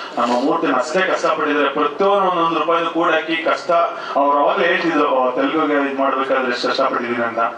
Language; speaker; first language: Kannada; native; Kannada